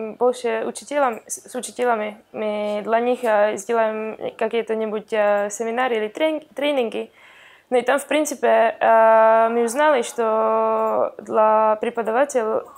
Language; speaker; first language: Russian; non-native, learner; Estonian